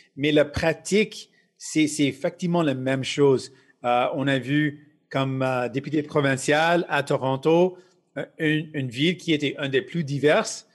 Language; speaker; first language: French; non-native, local second language; English